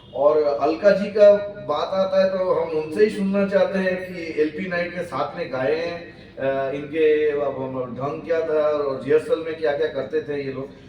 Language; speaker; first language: Hindi; non-native, local second language; Bangla